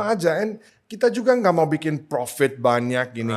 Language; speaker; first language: Indonesian; non-native, fluent; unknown